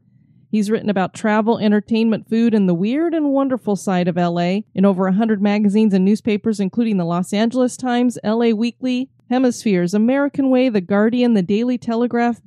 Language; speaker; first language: English; native; English